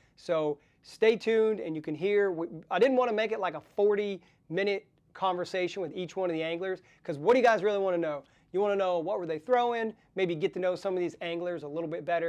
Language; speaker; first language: English; native; English